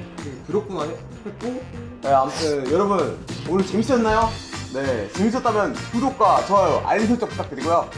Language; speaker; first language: Korean; native; Korean